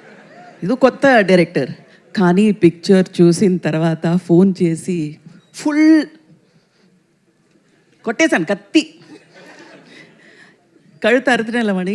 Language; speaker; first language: Telugu; non-native, fluent; Tamil